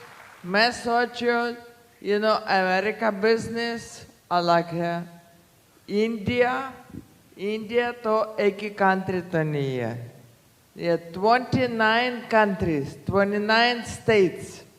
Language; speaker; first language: Hindi; non-native, learner; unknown